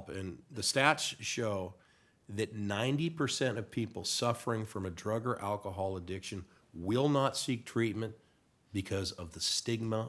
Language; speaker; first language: English; native; English